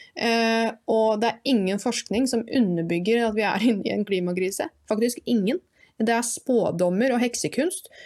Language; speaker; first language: Norwegian; native; Norwegian